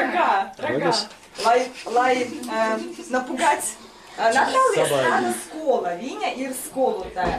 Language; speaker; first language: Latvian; non-native, local second language; Russian